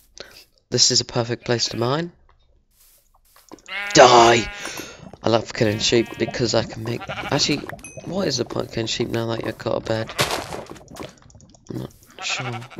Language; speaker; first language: English; native; English